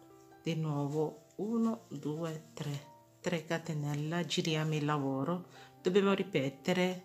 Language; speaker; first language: Italian; non-native, fluent; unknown